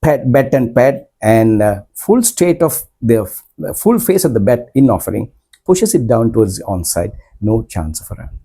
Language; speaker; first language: English; non-native, local second language; Sinhala